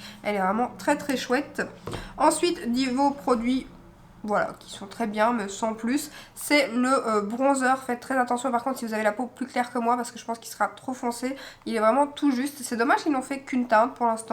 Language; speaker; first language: French; native; French